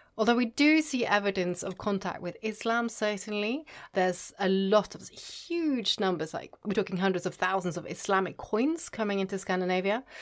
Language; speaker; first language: English; non-native, fluent; Norwegian